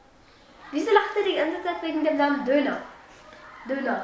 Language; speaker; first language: German; early bilingual, other home language; Bulgarian